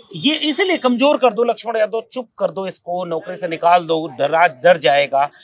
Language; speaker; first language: Hindi; native; Hindi